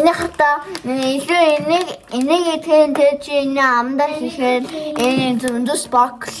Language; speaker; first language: Mongolian; early bilingual, heritage; Mongolian